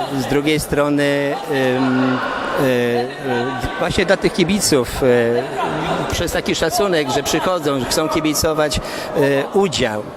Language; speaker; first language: Polish; native; Polish